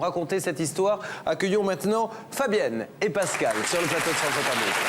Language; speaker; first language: French; native; French